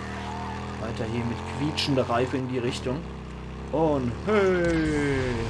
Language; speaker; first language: German; native; German